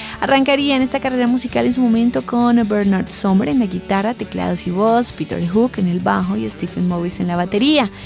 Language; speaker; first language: Spanish; native; Spanish